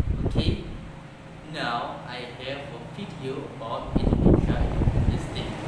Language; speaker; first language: English; non-native, learner; Indonesian